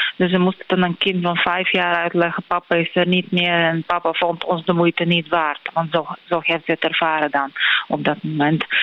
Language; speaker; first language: Dutch; non-native, fluent; Bulgarian